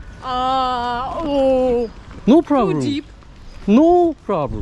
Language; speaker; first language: English; non-native, learner; Korean